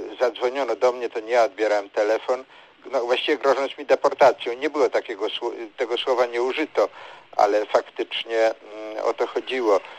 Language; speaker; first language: Polish; native; Polish